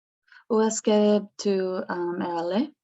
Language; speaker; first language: French; non-native, learner; English